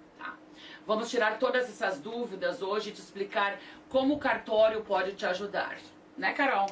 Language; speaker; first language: Portuguese; native; Portuguese